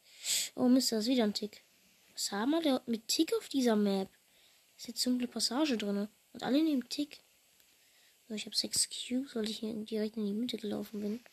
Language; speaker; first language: German; native; German